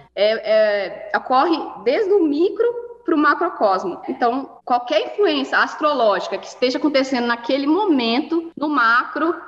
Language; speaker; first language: Portuguese; native; Portuguese